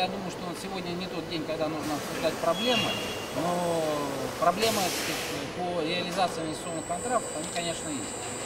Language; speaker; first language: Russian; native; Russian